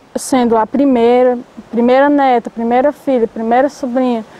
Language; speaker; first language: Portuguese; native; Portuguese